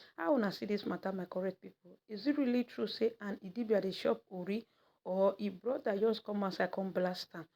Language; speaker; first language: Nigerian Pidgin; native; Nigerian Pidgin